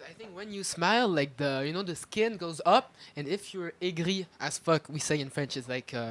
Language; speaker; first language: English; non-native, fluent; French